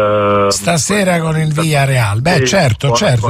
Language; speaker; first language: Italian; native; Italian